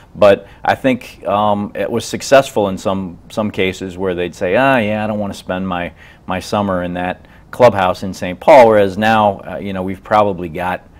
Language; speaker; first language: English; native; English